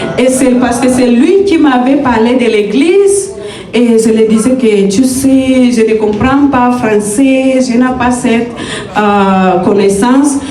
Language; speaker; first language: French; non-native, fluent; Spanish